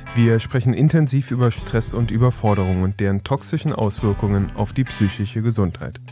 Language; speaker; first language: German; early bilingual, other home language; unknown